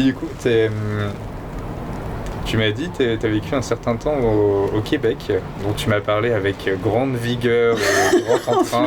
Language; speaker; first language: French; native; French